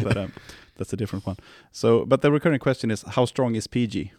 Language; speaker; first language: English; non-native, fluent; Swedish